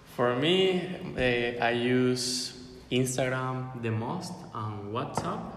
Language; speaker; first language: English; non-native, fluent; Spanish